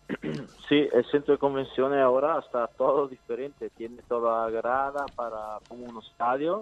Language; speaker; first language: Spanish; non-native, learner; Italian